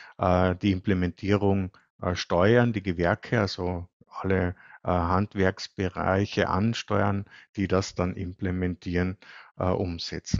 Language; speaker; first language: German; native; German